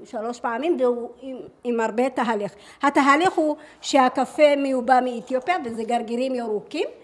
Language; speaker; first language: Hebrew; early bilingual, other home language; Amharic